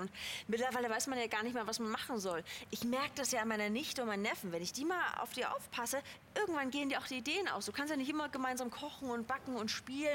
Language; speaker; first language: German; native; German